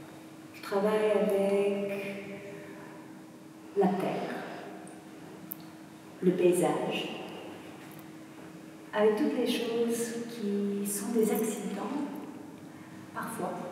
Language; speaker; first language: French; non-native, fluent; Polish